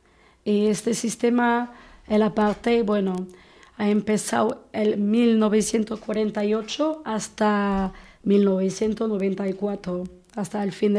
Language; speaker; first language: Spanish; non-native, fluent; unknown